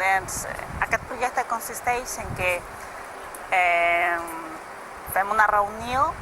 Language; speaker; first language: Catalan; non-native, fluent; Spanish